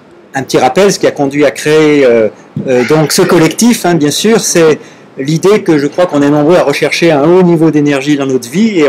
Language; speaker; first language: French; native; French